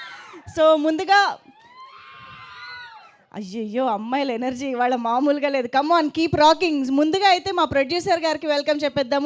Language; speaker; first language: Telugu; native; Telugu